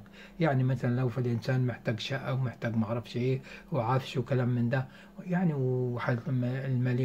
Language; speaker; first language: Arabic; native; Arabic